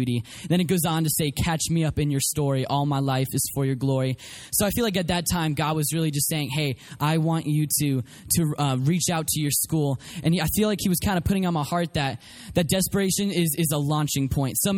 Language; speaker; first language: English; native; English